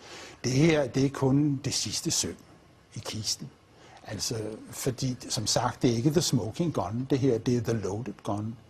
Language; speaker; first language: Danish; native; Danish